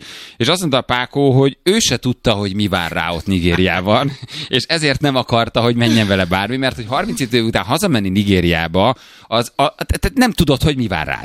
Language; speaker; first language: Hungarian; native; Hungarian